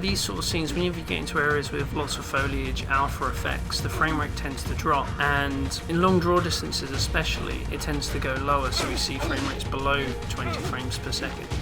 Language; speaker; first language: English; native; English